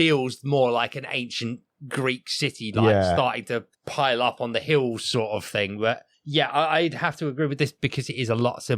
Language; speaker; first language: English; native; English